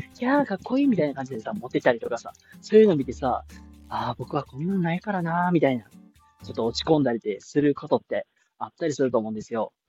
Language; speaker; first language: Japanese; native; Japanese